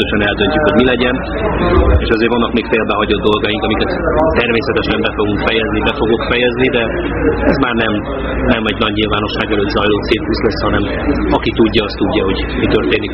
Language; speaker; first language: Hungarian; native; Hungarian